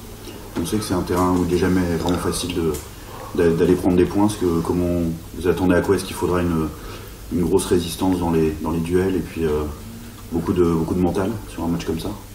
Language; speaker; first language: French; native; French